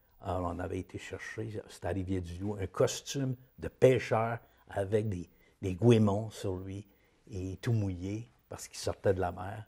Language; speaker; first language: French; native; French